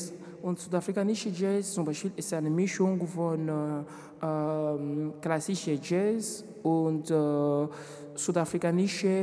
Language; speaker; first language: German; non-native, learner; French